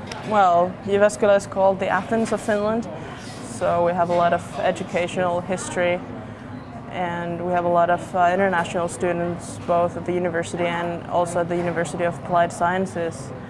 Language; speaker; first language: English; non-native, fluent; Finnish